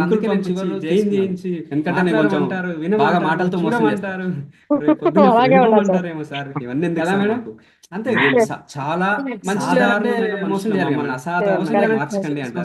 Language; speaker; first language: Telugu; native; Telugu